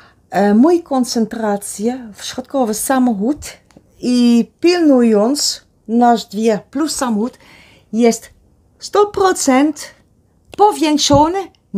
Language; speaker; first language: Polish; non-native, learner; Dutch